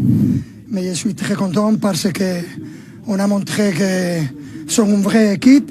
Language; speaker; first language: French; non-native, learner; Spanish